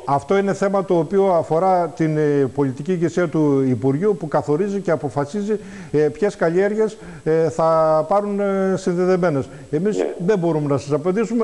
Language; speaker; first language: Greek; native; Greek